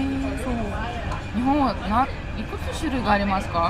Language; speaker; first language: Japanese; non-native, learner; Lithuanian